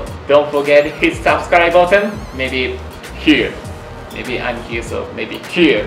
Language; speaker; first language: English; non-native, learner; Japanese